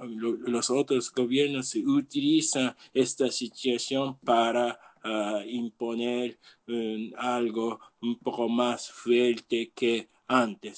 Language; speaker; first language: Spanish; non-native, learner; Japanese